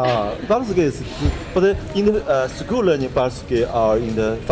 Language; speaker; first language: English; non-native, learner; Chinese